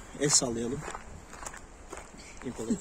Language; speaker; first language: Turkish; native; Turkish